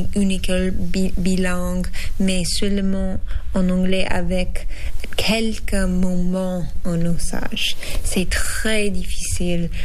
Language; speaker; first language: French; non-native, learner; English